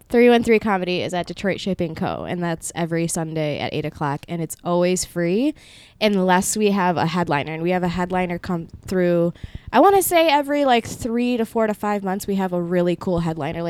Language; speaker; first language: English; early bilingual, other home language; Spanish